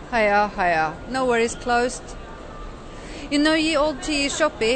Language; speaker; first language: English; native; English